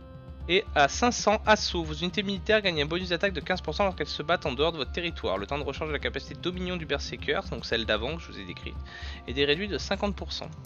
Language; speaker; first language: French; native; French